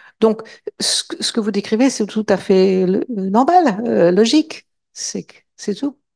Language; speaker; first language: French; native; French